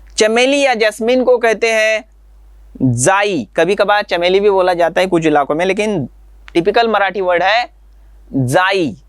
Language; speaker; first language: Hindi; non-native, local second language; Marathi